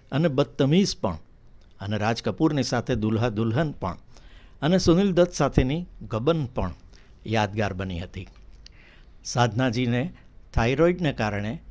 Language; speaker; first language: Gujarati; native; Gujarati